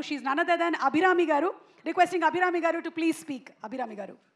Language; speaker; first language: Telugu; native; Telugu